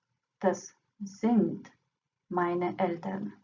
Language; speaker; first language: German; non-native, fluent; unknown